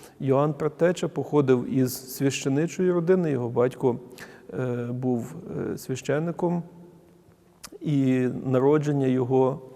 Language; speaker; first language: Ukrainian; native; Ukrainian